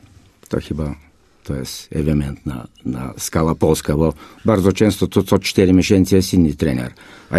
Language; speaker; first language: Polish; non-native, fluent; Bulgarian